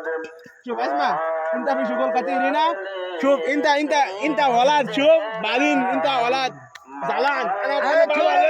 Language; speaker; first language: Arabic; non-native, learner; Bangla